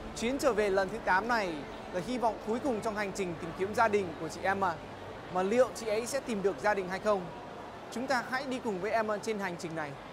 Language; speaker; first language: Vietnamese; early bilingual, heritage; Vietnamese